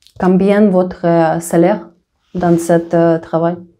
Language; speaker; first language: French; non-native, learner; Russian